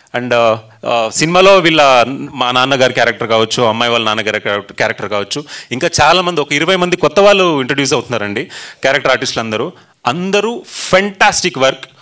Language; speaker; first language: Telugu; native; Telugu